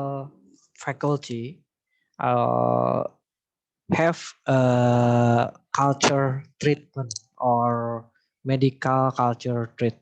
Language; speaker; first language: English; non-native, learner; Indonesian